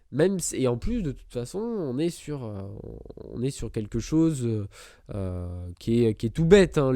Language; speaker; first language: French; native; French